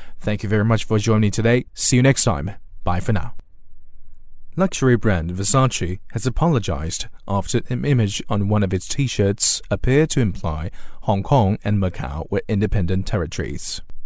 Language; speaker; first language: English; non-native, fluent; Chinese